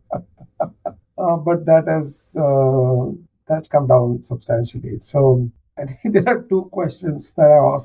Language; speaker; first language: English; non-native, local second language; Marathi